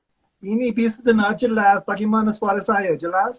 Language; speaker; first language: Indonesian; non-native, fluent; English